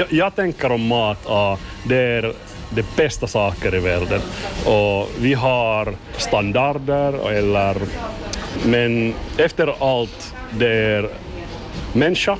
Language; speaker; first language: Swedish; non-native, local second language; Finnish